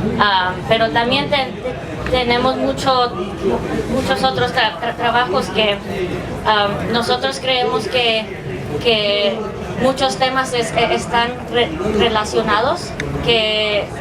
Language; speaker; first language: Spanish; early bilingual, heritage; English